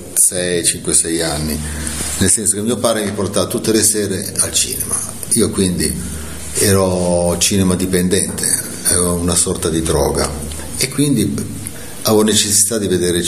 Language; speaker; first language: Italian; native; Italian